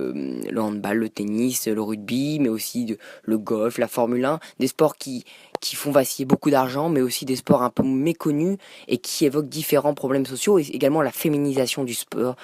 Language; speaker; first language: French; native; French